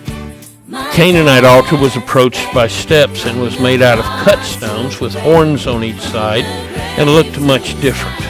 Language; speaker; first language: English; native; English